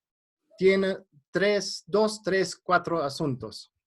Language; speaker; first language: Spanish; non-native, fluent; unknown